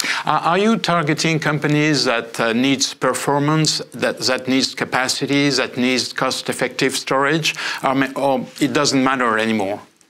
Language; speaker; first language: English; non-native, fluent; French